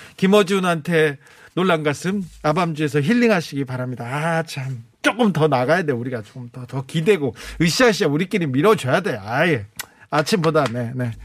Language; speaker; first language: Korean; native; Korean